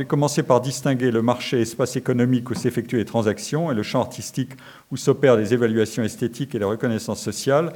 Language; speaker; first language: French; native; French